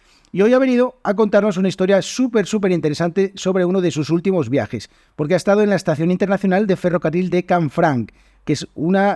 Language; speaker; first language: Spanish; native; Spanish